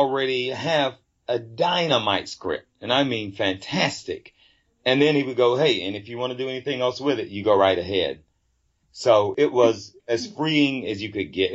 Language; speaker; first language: English; native; English